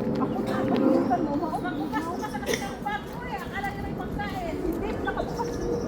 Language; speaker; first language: Filipino; non-native, local second language; Cebuano